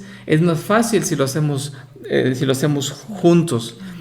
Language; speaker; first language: Spanish; native; Spanish